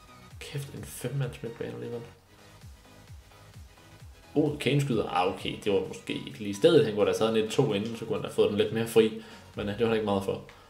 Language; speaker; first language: Danish; native; Danish